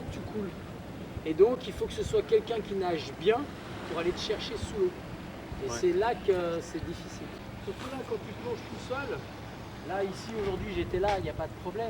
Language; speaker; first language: French; native; French